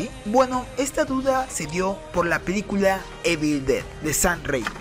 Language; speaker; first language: Spanish; native; Spanish